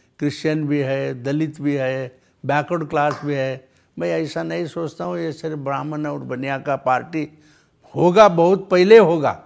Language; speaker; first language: Hindi; non-native, local second language; Kannada